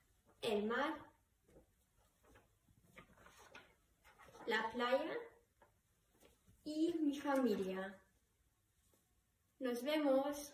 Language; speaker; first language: Spanish; non-native, learner; German